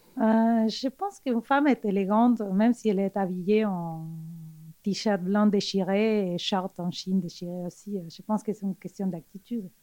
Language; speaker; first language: French; non-native, fluent; Spanish